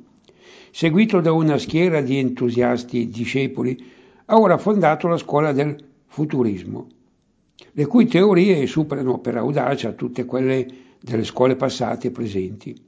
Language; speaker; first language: Italian; native; Italian